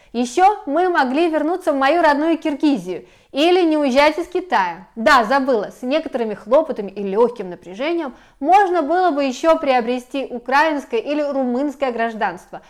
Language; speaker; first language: Russian; native; Russian